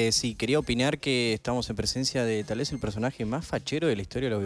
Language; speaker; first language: Spanish; native; Spanish